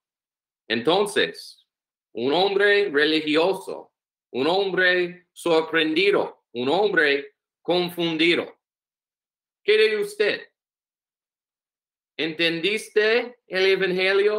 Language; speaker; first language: Spanish; non-native, learner; English